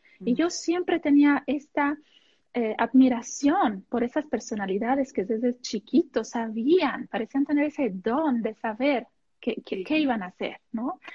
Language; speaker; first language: Spanish; non-native, fluent; Italian